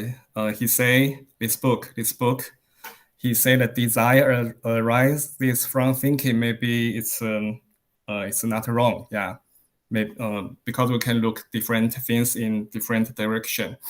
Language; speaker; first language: English; non-native, learner; Chinese